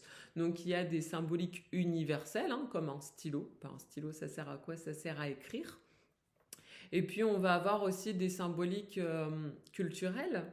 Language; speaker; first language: French; native; French